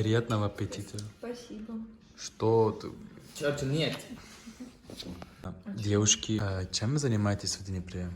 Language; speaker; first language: Russian; non-native, fluent; Turkish